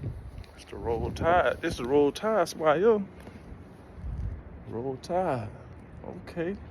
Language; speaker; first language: English; native; English